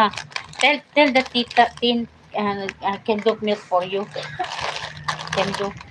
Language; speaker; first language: English; non-native, learner; Filipino